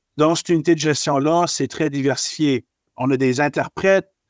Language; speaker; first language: French; native; French